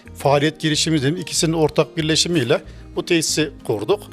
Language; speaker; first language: Turkish; native; Turkish